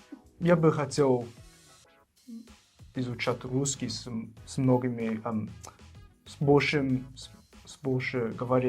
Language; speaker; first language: Russian; non-native, fluent; English